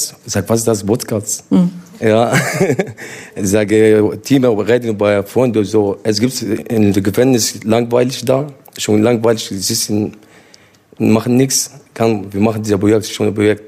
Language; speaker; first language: German; non-native, learner; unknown